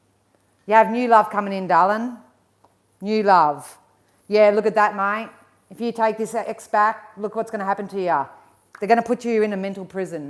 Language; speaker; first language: English; native; English